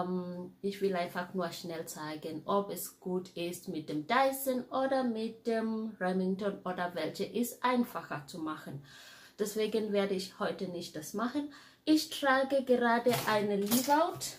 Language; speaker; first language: German; non-native, fluent; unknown